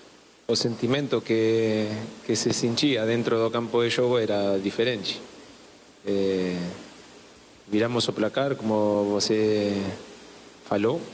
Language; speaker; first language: Portuguese; non-native, learner; Spanish